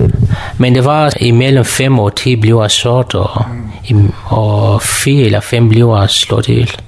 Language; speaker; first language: Danish; non-native, learner; Kurdish